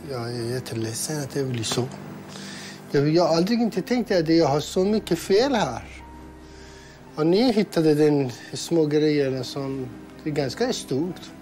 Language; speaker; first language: Swedish; non-native, learner; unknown